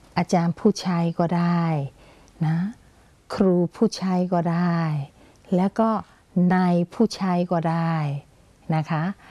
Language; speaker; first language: Thai; non-native, fluent; Burmese